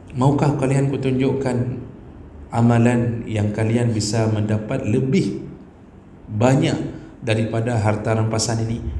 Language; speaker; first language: Malay; non-native, local second language; Achinese